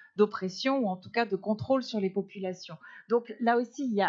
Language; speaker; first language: French; non-native, fluent; Spanish